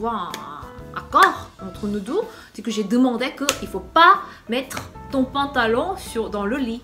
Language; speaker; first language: French; non-native, fluent; Korean